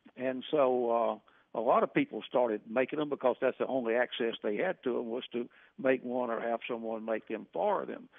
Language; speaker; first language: English; native; English